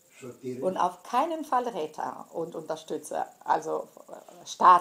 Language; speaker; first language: German; non-native, fluent; Greek